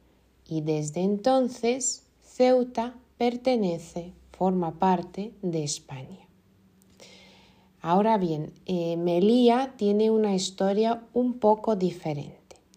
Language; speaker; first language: Spanish; non-native, fluent; Lithuanian